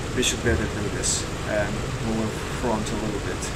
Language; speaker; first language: English; non-native, fluent; Turkish